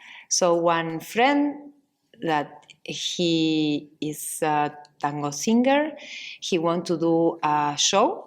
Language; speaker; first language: English; non-native, learner; Spanish